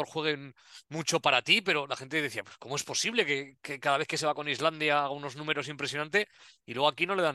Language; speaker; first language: Spanish; native; Spanish